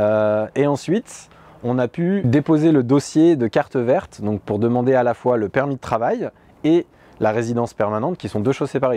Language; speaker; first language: French; native; French